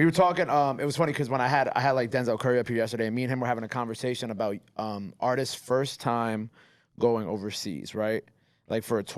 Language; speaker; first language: English; native; English